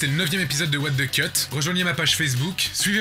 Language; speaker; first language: French; native; French